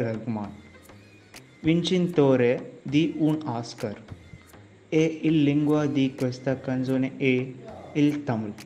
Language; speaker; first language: Italian; non-native, learner; Tamil